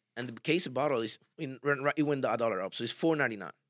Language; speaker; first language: English; early bilingual, other home language; Spanish